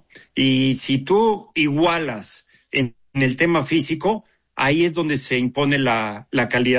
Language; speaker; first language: Spanish; native; Spanish